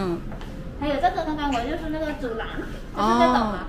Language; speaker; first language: Chinese; non-native, learner; Thai